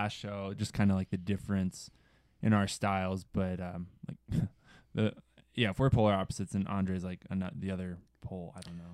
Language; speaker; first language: English; native; English